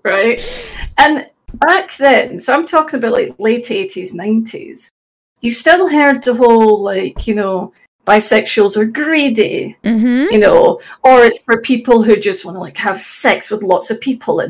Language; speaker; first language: English; native; English